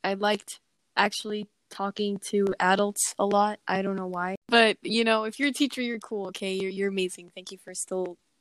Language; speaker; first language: English; native; English